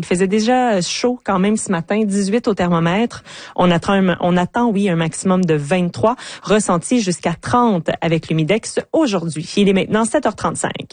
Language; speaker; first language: French; native; French